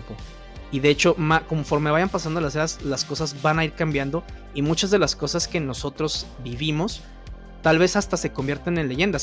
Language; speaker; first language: Spanish; native; Spanish